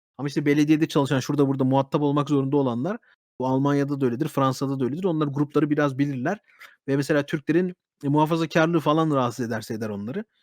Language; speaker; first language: Turkish; early bilingual, heritage; Turkish